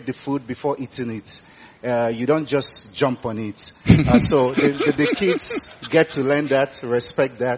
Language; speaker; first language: English; non-native, local second language; Igbo